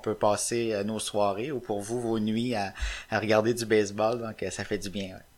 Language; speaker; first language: French; native; French